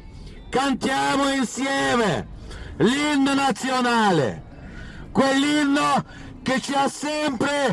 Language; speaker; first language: Italian; non-native, fluent; Ukrainian